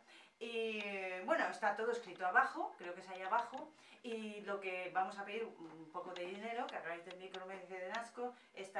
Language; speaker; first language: Spanish; native; Spanish